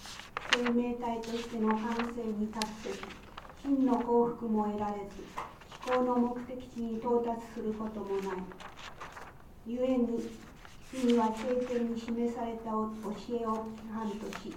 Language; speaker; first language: Japanese; native; Japanese